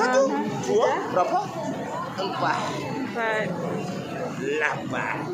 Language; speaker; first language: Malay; non-native, learner; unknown